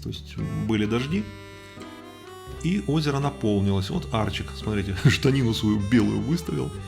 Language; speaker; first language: Russian; native; Russian